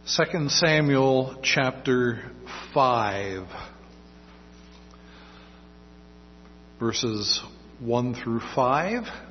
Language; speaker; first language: English; native; English